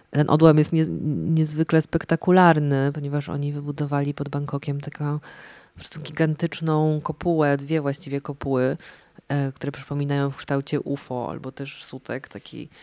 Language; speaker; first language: Polish; native; Polish